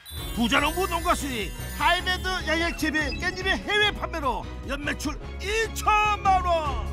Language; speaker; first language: Korean; native; Korean